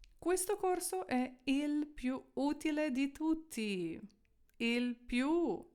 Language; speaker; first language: Italian; non-native, fluent; Ukrainian